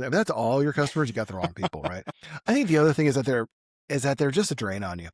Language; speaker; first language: English; native; English